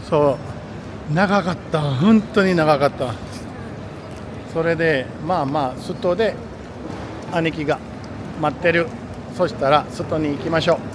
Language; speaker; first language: Japanese; non-native, fluent; Urdu